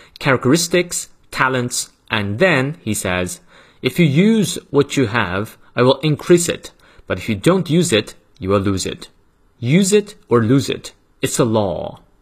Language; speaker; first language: English; non-native, fluent; Chinese